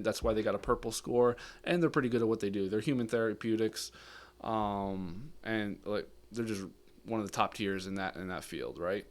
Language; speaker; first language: English; native; English